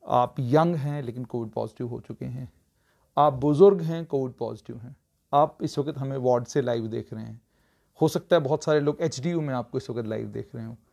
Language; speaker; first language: Hindi; native; Hindi